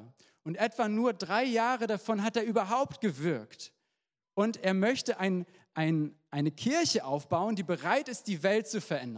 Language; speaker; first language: German; native; German